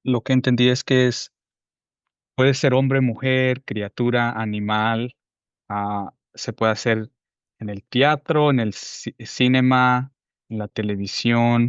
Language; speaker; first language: Spanish; non-native, fluent; English